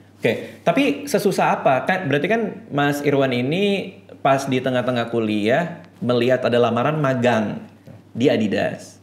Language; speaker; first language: Indonesian; native; Indonesian